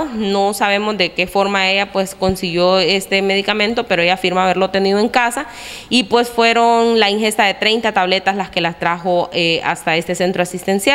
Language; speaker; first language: Spanish; native; Spanish